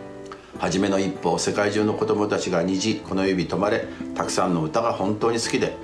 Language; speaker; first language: Japanese; native; Japanese